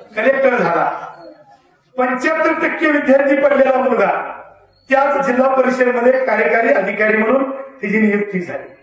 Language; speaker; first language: Marathi; non-native, local second language; Kannada